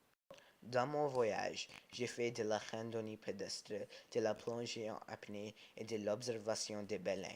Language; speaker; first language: French; non-native, learner; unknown